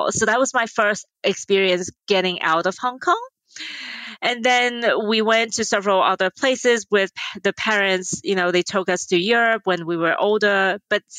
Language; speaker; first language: English; non-native, local second language; Cantonese